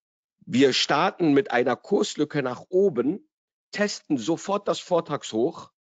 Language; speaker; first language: German; native; German